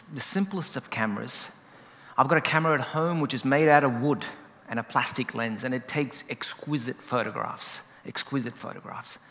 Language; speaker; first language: English; native; English